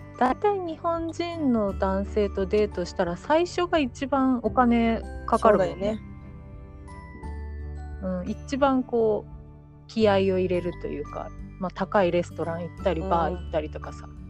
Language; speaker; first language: Japanese; native; Japanese